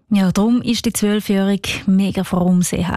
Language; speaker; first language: German; native; German